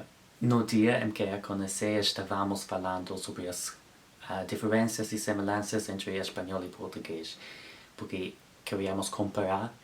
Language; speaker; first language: Portuguese; non-native, learner; English